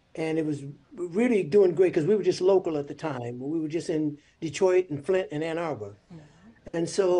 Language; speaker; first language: English; native; English